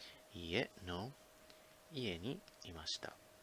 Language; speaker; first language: Japanese; non-native, fluent; English